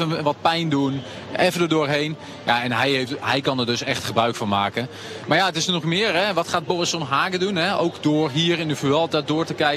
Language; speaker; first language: Dutch; native; Dutch